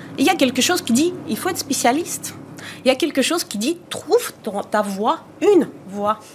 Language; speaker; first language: French; non-native, fluent; Bulgarian